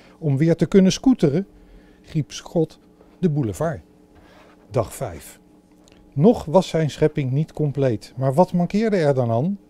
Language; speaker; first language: Dutch; native; Dutch